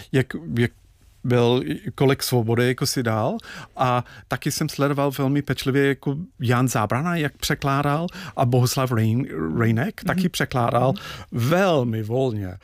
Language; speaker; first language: Czech; non-native, fluent; English